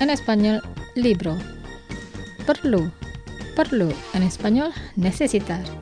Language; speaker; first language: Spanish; non-native, fluent; Indonesian